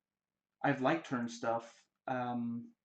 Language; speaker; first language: English; native; English